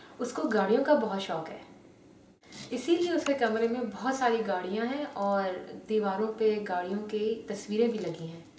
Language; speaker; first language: Hindi; non-native, local second language; Urdu